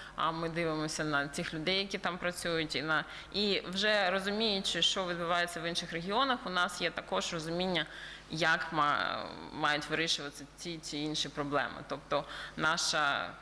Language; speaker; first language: Ukrainian; early bilingual, heritage; Ukrainian